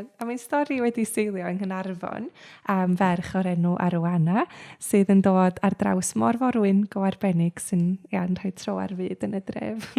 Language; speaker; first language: Welsh; native; Welsh